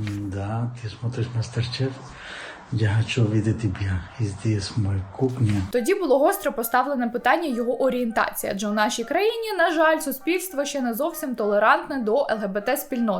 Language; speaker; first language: Ukrainian; native; Ukrainian